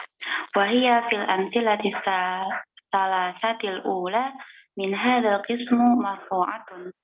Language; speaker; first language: Arabic; non-native, learner; Indonesian